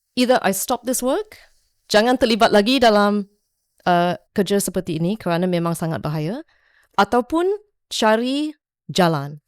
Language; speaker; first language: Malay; non-native, local second language; English